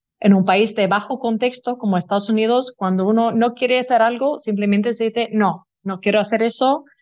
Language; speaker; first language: Spanish; early bilingual, heritage; Spanish